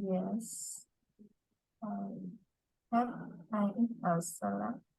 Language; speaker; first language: English; non-native, learner; Vietnamese